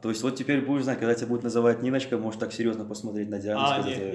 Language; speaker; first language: Russian; native; Russian